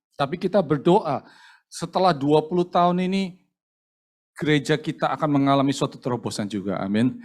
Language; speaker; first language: Indonesian; native; Indonesian